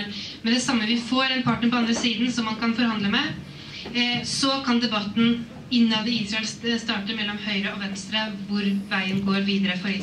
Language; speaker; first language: Norwegian; native; Norwegian